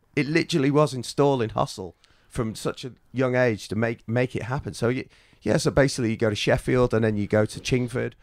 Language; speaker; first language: English; native; English